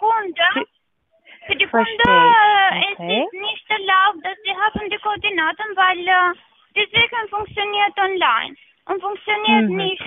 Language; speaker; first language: German; non-native, learner; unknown